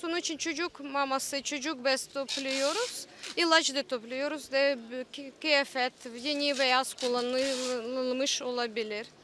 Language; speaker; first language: Turkish; non-native, fluent; Ukrainian